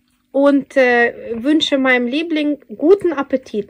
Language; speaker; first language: German; non-native, fluent; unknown